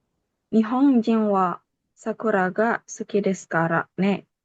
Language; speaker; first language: Japanese; non-native, learner; Indonesian